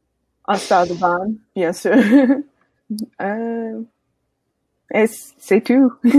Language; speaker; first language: French; non-native, learner; English